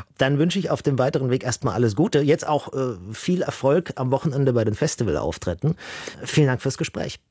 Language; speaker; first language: German; native; German